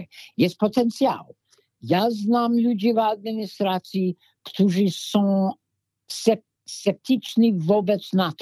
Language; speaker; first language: Polish; non-native, fluent; English